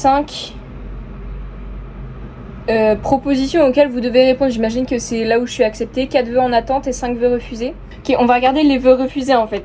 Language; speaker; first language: French; native; French